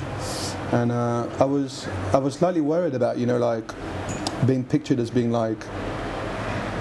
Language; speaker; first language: English; non-native, fluent; French